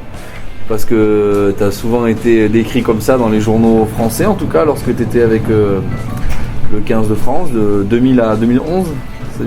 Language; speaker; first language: French; native; French